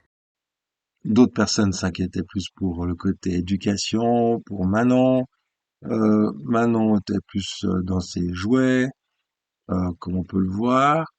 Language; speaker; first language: French; native; French